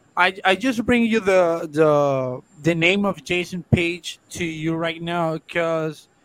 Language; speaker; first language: English; non-native, fluent; Spanish